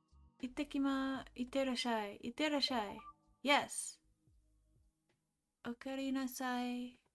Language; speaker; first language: Japanese; non-native, learner; English